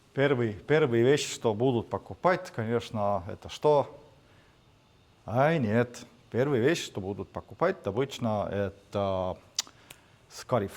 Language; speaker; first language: Russian; non-native, fluent; Estonian